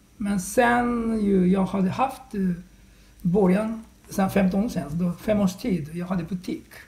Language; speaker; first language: Swedish; non-native, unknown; Japanese